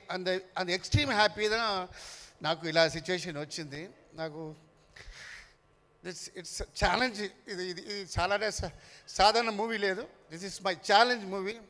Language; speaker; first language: Telugu; non-native, learner; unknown